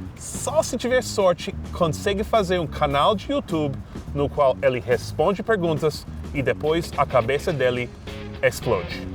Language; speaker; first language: Portuguese; non-native, fluent; English